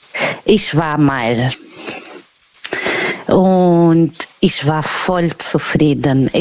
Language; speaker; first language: German; non-native, learner; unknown